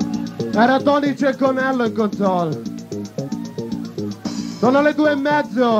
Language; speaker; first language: Italian; native; Italian